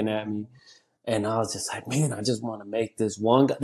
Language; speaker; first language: English; early bilingual, other home language; Spanish